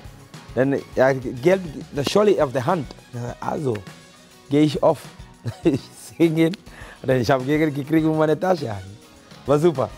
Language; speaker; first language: German; non-native, fluent; Akan